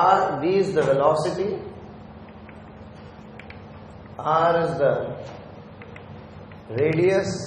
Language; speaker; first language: Hindi; native; Hindi